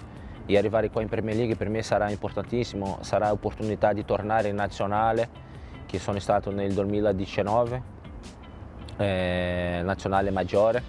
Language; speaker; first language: Italian; non-native, fluent; Portuguese